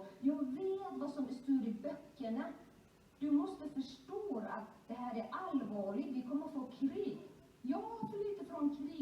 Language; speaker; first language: Swedish; non-native, fluent; Somali